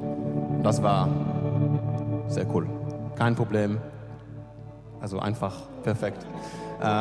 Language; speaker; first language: German; non-native, learner; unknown